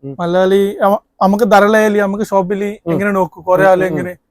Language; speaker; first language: Malayalam; non-native, learner; Bangla